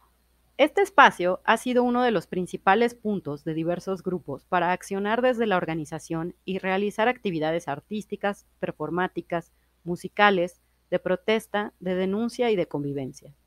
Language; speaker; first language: Spanish; native; Spanish